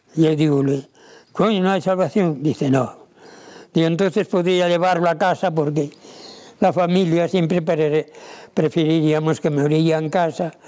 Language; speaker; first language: Spanish; non-native, local second language; Galician